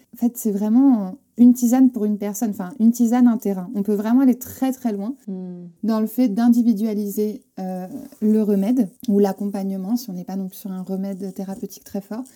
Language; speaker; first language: French; non-native, fluent; Spanish